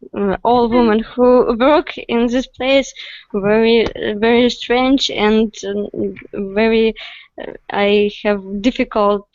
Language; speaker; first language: English; non-native, learner; Russian